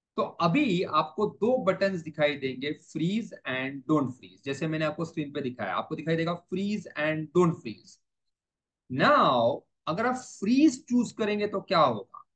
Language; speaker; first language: Hindi; native; Hindi